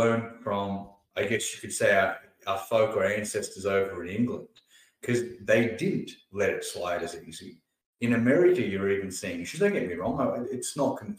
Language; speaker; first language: English; early bilingual, other home language; Punjabi